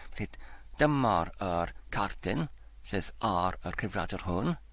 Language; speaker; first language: Welsh; non-native, learner; Polish